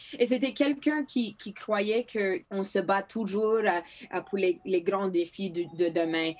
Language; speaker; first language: French; non-native, local second language; Greek